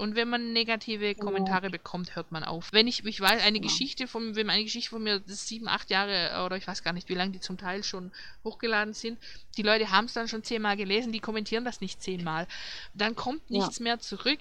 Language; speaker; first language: German; native; German